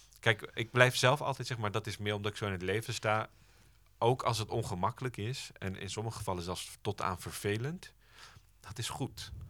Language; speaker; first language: Dutch; early bilingual, other home language; Turkish